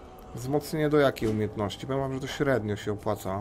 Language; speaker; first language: Polish; native; Polish